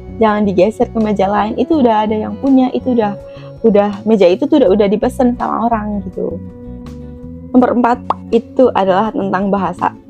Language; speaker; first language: Indonesian; native; Indonesian